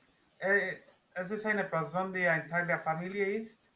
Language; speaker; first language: German; non-native, learner; Spanish